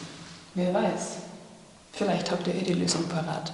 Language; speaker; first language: German; native; German